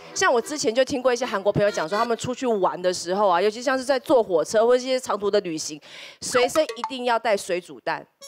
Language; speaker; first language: Chinese; native; Chinese